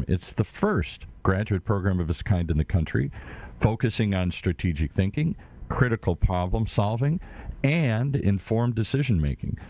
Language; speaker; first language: English; native; English